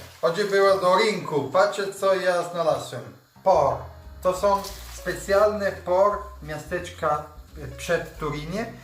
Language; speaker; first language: Polish; non-native, learner; Italian